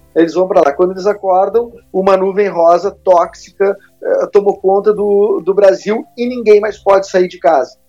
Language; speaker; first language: Portuguese; native; Portuguese